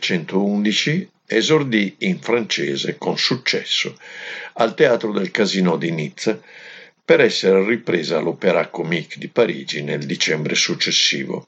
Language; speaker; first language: Italian; native; Italian